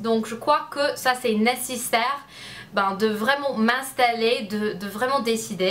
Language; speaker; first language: French; non-native, learner; English